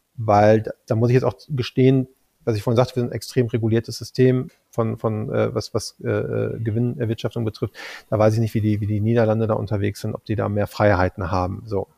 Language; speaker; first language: German; native; German